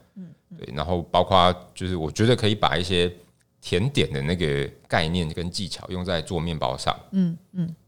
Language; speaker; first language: Chinese; native; Chinese